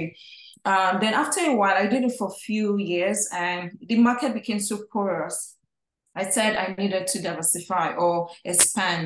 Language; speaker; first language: English; non-native, local second language; Igbo